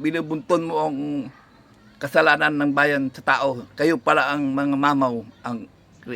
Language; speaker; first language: Filipino; native; Filipino